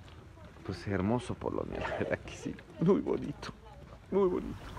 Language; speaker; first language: Spanish; native; Spanish